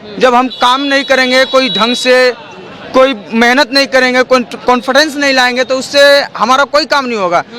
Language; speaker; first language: Hindi; native; Hindi